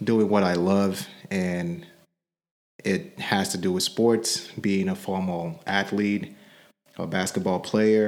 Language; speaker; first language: English; non-native, local second language; Yoruba